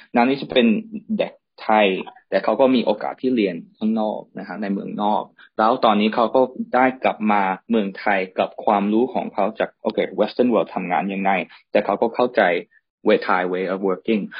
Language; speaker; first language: Thai; early bilingual, heritage; Thai